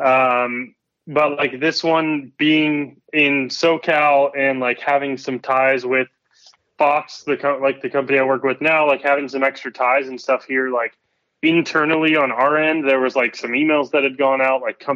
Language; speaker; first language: English; native; English